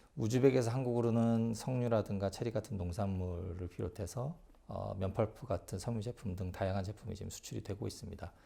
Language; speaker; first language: Korean; native; Korean